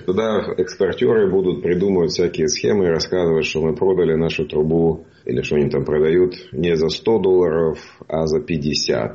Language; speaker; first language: Russian; native; Russian